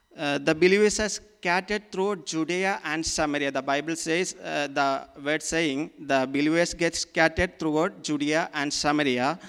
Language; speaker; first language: English; non-native, local second language; Malayalam